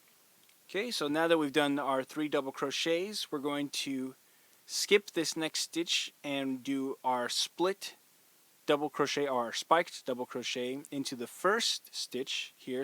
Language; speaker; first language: English; native; English